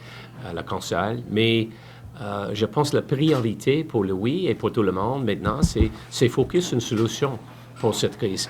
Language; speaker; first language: French; non-native, learner; English